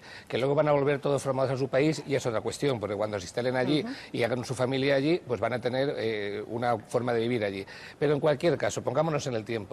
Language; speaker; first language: Spanish; native; Spanish